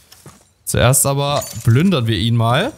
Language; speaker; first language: German; native; German